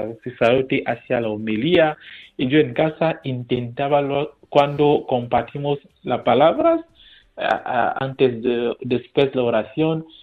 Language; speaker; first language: Spanish; non-native, fluent; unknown